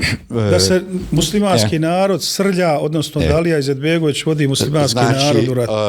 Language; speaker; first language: Bosnian; native; Bosnian